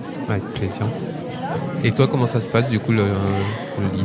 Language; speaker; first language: French; native; French